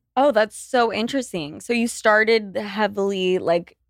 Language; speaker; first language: English; native; English